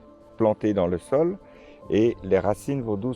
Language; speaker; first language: French; native; French